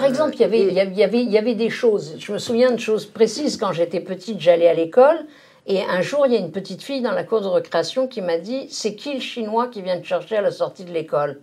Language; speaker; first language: French; native; French